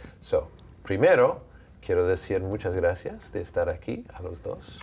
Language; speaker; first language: Spanish; non-native, fluent; English